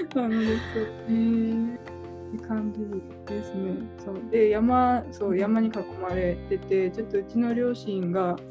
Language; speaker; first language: Japanese; native; Japanese